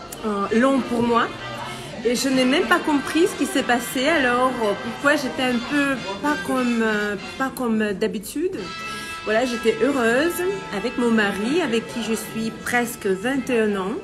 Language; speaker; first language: French; non-native, fluent; Russian